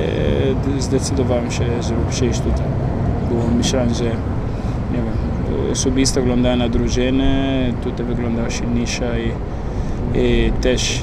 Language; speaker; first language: Polish; non-native, learner; Italian